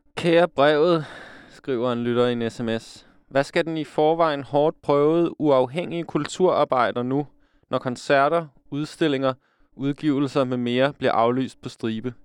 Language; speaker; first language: Danish; native; Danish